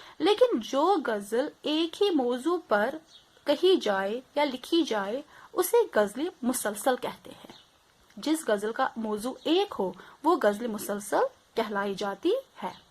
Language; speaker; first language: Urdu; non-native, local second language; Kashmiri